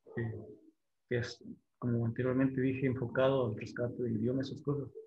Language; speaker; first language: Spanish; non-native, local second language; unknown